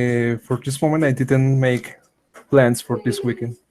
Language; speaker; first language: English; non-native, learner; Spanish